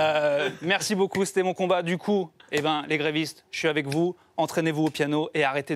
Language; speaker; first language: French; native; French